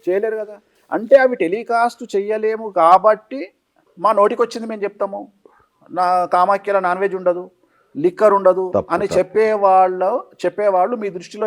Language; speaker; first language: Telugu; native; Telugu